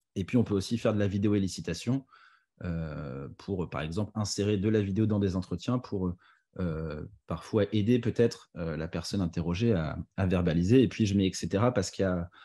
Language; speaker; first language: French; native; French